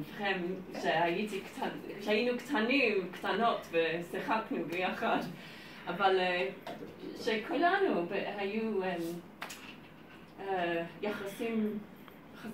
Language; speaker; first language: Hebrew; early bilingual, heritage; Hebrew